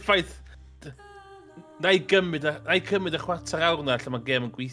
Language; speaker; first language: Welsh; native; Welsh